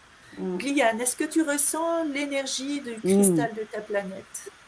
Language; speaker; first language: French; native; French